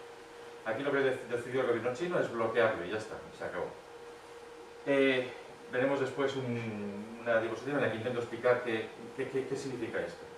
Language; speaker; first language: Spanish; native; Spanish